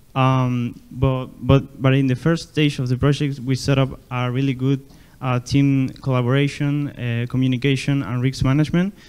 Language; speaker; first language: English; non-native, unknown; Spanish